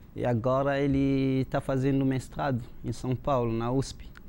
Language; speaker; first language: Portuguese; non-native, fluent; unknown